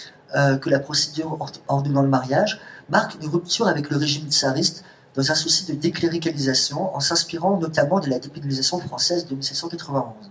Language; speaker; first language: French; native; French